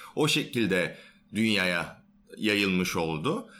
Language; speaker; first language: Turkish; non-native, fluent; Korean